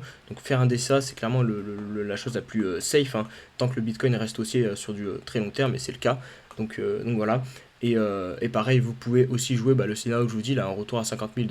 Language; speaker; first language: French; native; French